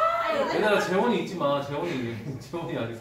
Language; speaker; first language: Korean; native; Korean